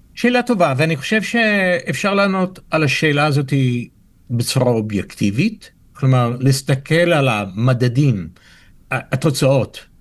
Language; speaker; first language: Hebrew; non-native, fluent; English